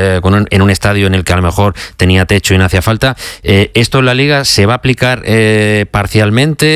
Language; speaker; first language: Spanish; native; Spanish